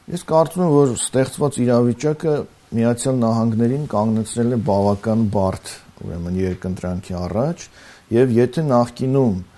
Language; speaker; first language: Armenian; native; Armenian